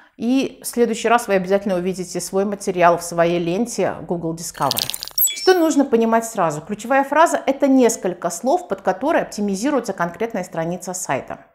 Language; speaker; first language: Russian; non-native, local second language; Tajik